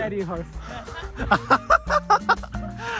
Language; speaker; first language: English; non-native, learner; Indonesian